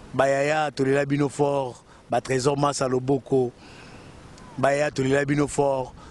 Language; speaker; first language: French; non-native, local second language; Lingala